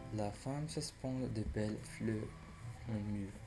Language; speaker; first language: French; non-native, learner; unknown